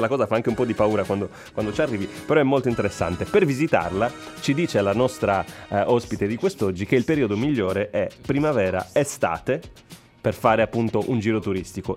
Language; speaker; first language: Italian; native; Italian